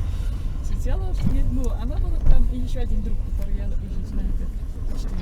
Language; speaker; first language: Russian; non-native, learner; German